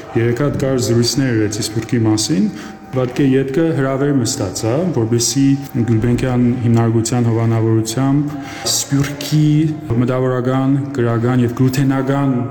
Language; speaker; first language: Armenian; early bilingual, heritage; Armenian